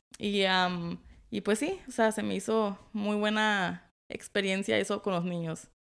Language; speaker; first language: Spanish; early bilingual, heritage; Spanish